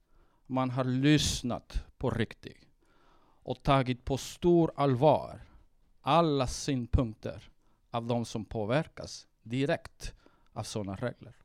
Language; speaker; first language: Swedish; early bilingual, heritage; Swedish